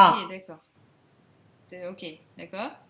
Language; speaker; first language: French; non-native, fluent; Russian